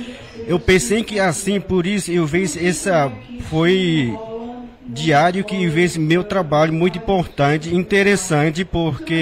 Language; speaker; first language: Portuguese; non-native, local second language; Yanomámi